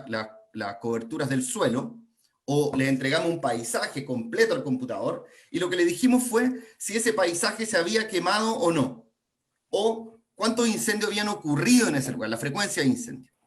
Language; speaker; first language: Spanish; native; Spanish